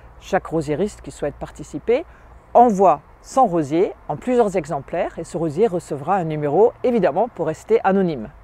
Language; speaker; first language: French; non-native, fluent; German